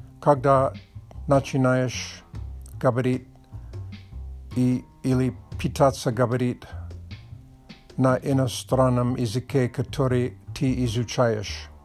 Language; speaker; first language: Russian; non-native, learner; English